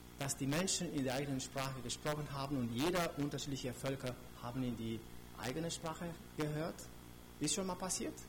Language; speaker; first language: German; non-native, fluent; Romanian